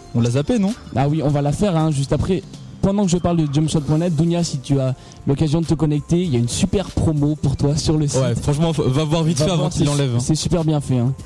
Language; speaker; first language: French; native; French